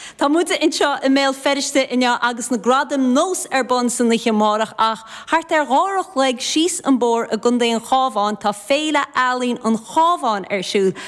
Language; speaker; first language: Irish; native; Irish